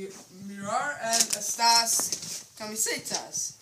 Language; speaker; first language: Spanish; non-native, learner; English